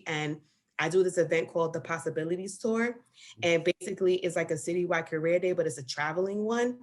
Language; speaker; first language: English; native; English